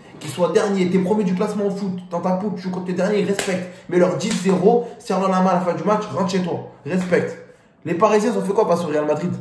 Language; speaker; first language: French; native; French